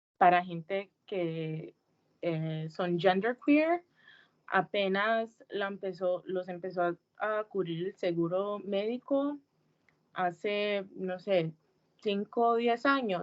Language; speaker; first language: Spanish; early bilingual, heritage; Spanish